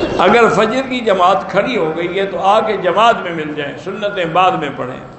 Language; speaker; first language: Urdu; native; Urdu